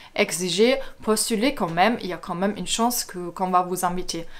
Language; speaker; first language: French; non-native, fluent; German